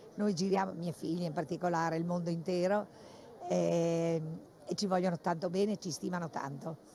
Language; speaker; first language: Italian; native; Italian